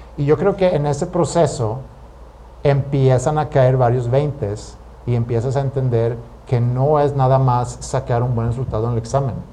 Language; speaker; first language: Spanish; non-native, fluent; Swedish